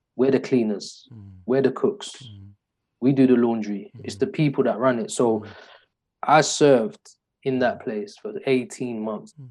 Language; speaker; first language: English; native; English